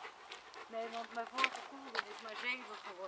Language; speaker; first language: Dutch; native; Dutch